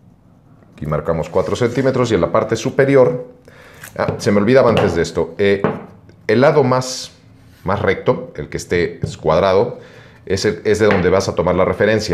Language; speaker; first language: Spanish; native; Spanish